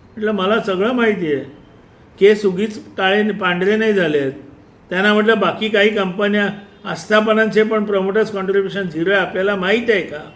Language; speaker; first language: Marathi; non-native, local second language; Gujarati